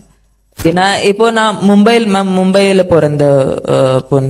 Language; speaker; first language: Tamil; non-native, fluent; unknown